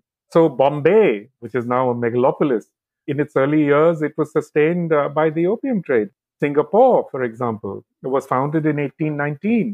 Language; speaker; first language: English; non-native, local second language; Bangla